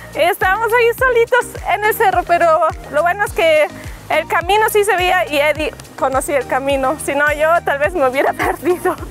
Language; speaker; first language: Spanish; native; Spanish